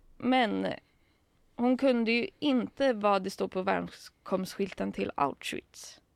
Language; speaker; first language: Swedish; native; Swedish